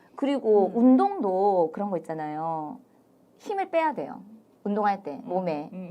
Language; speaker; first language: Korean; native; Korean